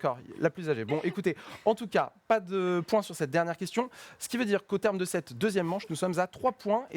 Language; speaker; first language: French; native; French